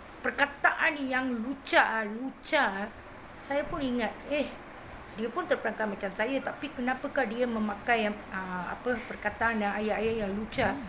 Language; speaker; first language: Malay; non-native, local second language; Tamil